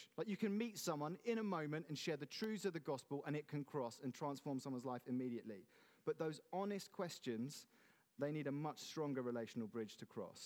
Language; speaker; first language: English; native; English